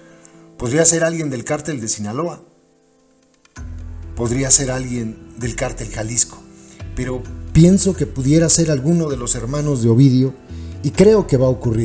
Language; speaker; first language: Spanish; native; Spanish